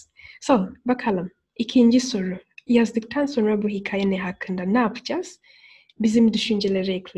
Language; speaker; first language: Turkish; non-native, fluent; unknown